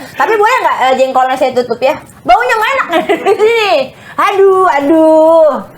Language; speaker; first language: Indonesian; native; Indonesian